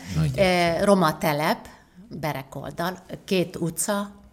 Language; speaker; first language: Hungarian; native; Hungarian